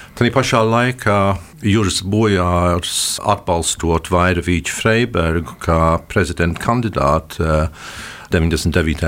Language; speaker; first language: Latvian; early bilingual, heritage; Latvian